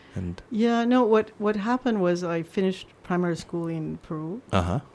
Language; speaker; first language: English; non-native, fluent; Chinese